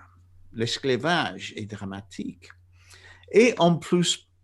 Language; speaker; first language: French; non-native, fluent; English